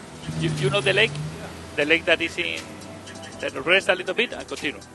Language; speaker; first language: English; non-native, learner; Spanish